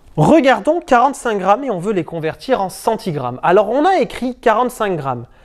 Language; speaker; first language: French; native; French